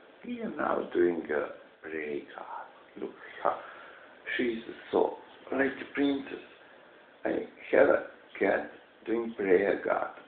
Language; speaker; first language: English; non-native, learner; Serbian